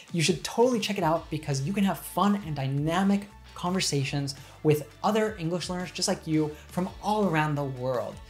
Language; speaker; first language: English; native; English